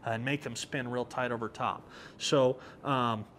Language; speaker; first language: English; native; English